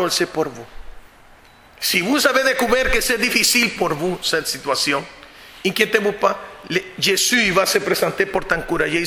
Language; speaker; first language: French; non-native, fluent; Spanish